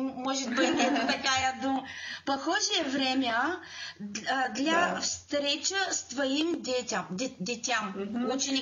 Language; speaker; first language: Russian; non-native, learner; Bulgarian